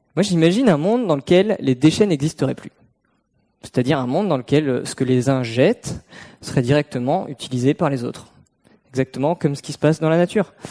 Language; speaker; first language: French; native; French